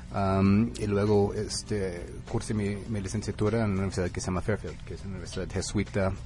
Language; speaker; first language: Spanish; non-native, fluent; English